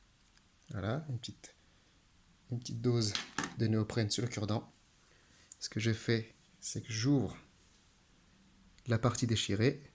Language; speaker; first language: French; native; French